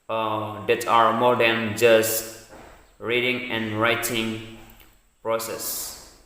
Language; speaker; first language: English; non-native, learner; Indonesian